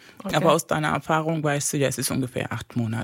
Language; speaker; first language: German; non-native, fluent; Spanish